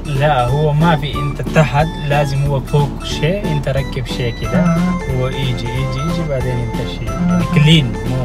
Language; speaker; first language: Arabic; non-native, learner; Urdu